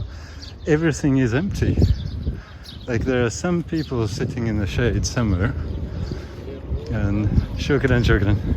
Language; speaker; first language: English; non-native, fluent; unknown